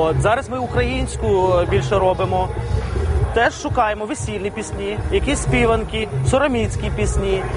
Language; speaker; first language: Ukrainian; non-native, local second language; Russian